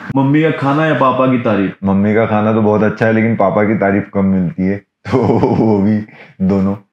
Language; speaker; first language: Hindi; native; Hindi